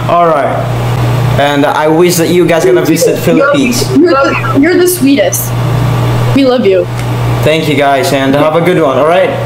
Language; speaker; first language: English; non-native, local second language; Filipino